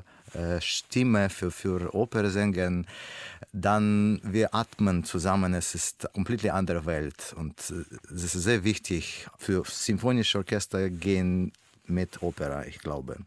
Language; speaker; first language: German; non-native, learner; Russian